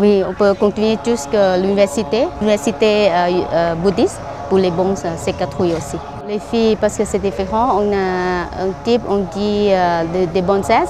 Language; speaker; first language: French; non-native, learner; Thai